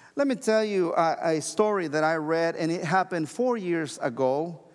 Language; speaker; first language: English; non-native, fluent; Spanish